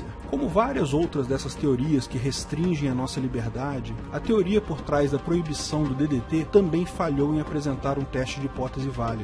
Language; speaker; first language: Portuguese; native; Portuguese